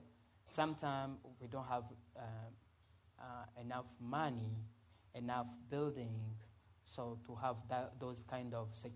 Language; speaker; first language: English; non-native, fluent; Swahili